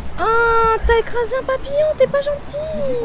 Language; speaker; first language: French; native; French